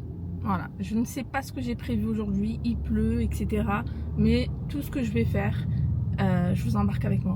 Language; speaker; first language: French; native; French